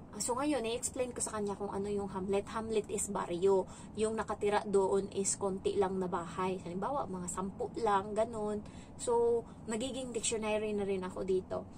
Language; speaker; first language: Filipino; native; Filipino